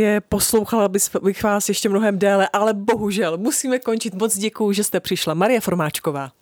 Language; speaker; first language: Czech; native; Czech